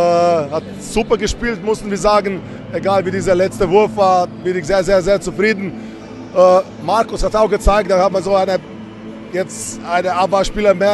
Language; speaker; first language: German; non-native, fluent; Slovenian